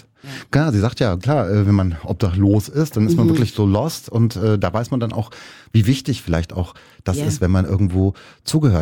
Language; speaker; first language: German; native; German